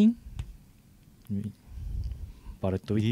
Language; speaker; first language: Japanese; native; Japanese